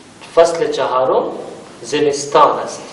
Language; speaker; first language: Persian; non-native, fluent; Urdu